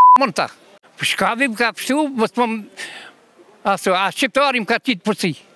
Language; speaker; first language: Albanian; native; Albanian